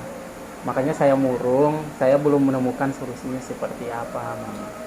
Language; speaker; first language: Indonesian; native; Indonesian